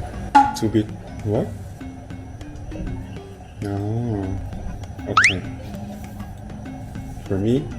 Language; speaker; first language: English; non-native, learner; Korean